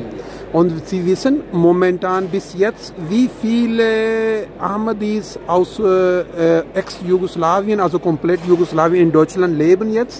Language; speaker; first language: German; non-native, learner; Urdu